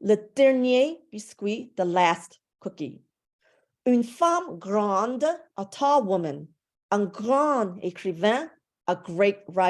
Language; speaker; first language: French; non-native, fluent; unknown